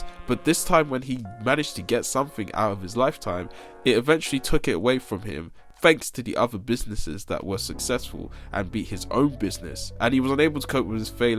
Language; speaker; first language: English; native; English